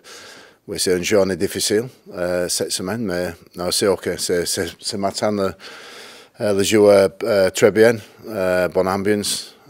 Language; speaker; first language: French; non-native, learner; English